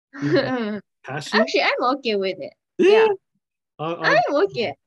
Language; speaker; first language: English; non-native, learner; Japanese